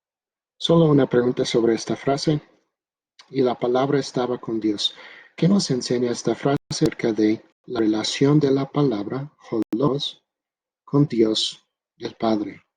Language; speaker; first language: Spanish; non-native, fluent; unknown